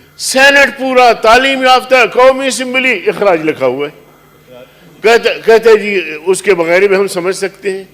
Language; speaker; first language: Urdu; non-native, local second language; Pashto